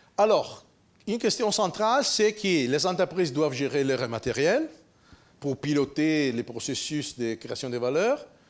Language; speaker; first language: French; non-native, fluent; Italian